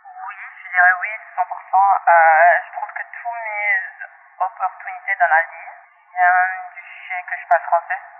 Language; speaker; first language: French; non-native, local second language; English